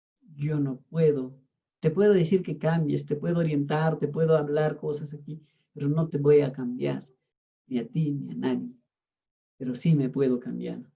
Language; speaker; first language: Spanish; native; Spanish